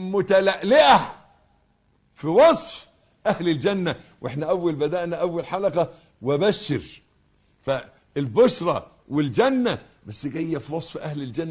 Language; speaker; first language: Arabic; native; Arabic